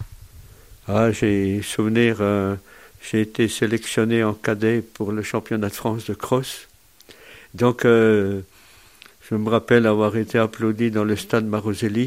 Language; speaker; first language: French; native; French